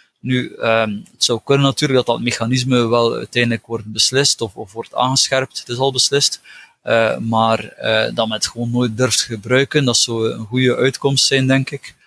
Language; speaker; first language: Dutch; native; Dutch